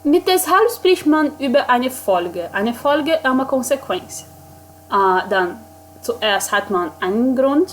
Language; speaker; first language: German; non-native, fluent; Portuguese